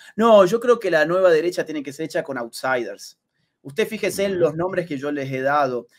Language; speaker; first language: Spanish; native; Spanish